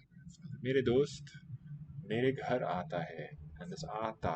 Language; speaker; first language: Hindi; non-native, learner; English